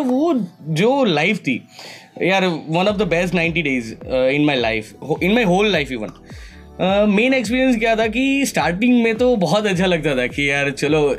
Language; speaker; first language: Hindi; non-native, local second language; Gujarati